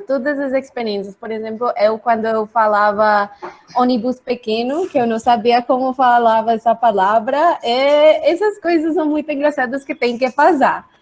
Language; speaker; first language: Portuguese; non-native, learner; Spanish